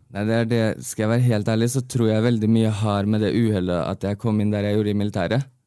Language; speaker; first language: Norwegian; early bilingual, heritage; Norwegian